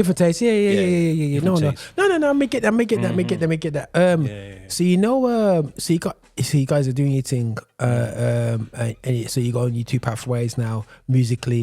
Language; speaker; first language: English; native; English